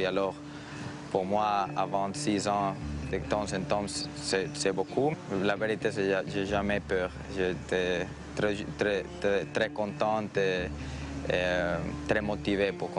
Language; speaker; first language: French; non-native, fluent; Spanish